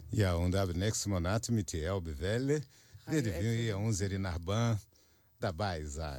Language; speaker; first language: German; non-native, learner; Portuguese